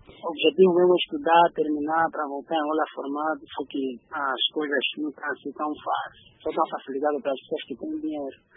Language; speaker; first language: Portuguese; native; Portuguese